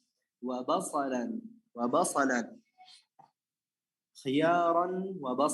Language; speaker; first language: Arabic; non-native, fluent; Indonesian